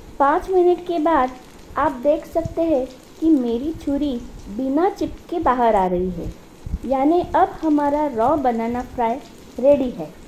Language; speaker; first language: Hindi; non-native, local second language; Marathi